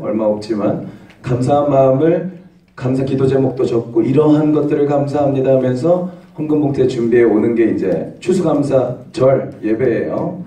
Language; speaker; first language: Korean; native; Korean